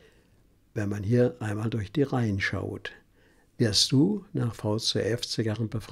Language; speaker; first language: German; native; German